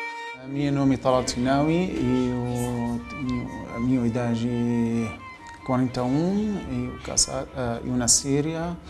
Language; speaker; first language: Portuguese; non-native, learner; Arabic